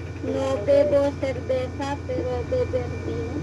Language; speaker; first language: Spanish; non-native, learner; Filipino